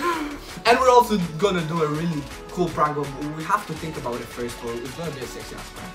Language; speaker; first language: English; non-native, fluent; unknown